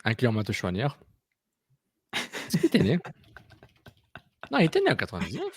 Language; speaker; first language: French; native; French